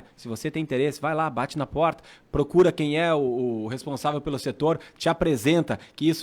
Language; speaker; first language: Portuguese; native; Portuguese